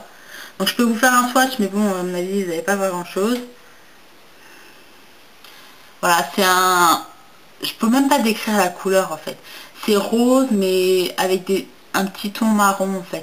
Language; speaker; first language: French; native; French